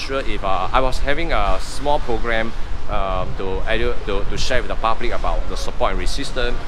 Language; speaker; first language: English; non-native, local second language; Chinese